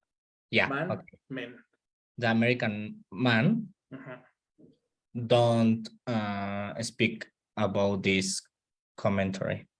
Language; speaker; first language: English; non-native, learner; Spanish